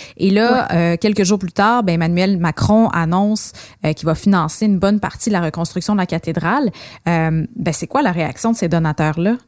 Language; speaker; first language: French; native; French